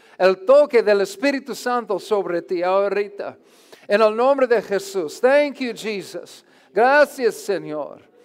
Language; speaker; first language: Spanish; non-native, learner; English